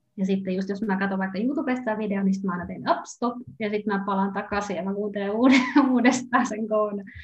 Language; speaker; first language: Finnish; native; Finnish